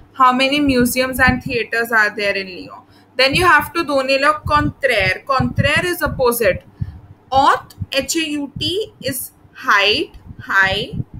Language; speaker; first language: English; non-native, local second language; Hindi